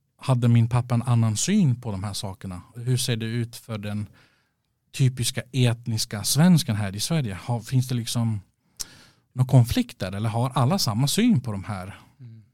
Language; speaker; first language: Swedish; early bilingual, other home language; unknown